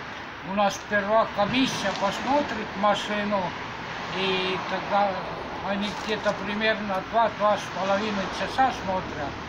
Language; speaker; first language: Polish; non-native, learner; Russian